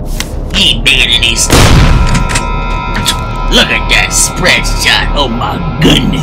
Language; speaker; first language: English; native; English